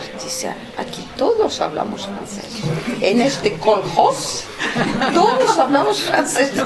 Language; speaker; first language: Spanish; non-native, fluent; Russian